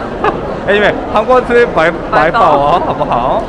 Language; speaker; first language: Chinese; non-native, learner; Korean